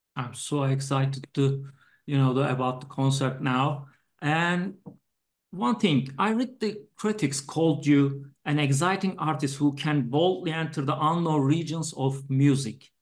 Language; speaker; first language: English; non-native, fluent; Turkish